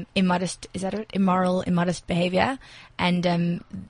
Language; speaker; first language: English; native; English